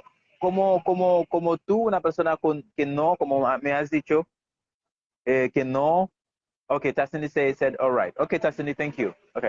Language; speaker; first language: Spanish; non-native, fluent; Haitian Creole